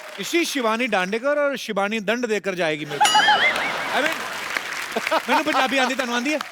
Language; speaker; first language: Hindi; non-native, local second language; Punjabi